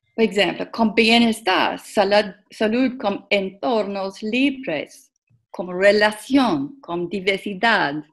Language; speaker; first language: Spanish; non-native, learner; English